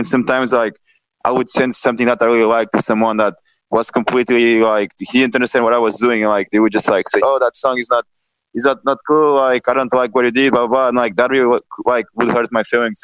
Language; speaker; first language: English; non-native, fluent; Portuguese